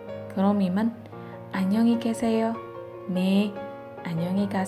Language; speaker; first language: Korean; non-native, learner; Indonesian